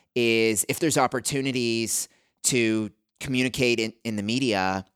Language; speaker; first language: English; native; English